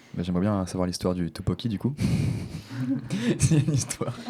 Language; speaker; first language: French; native; French